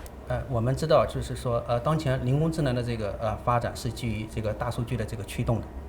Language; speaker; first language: Chinese; native; Chinese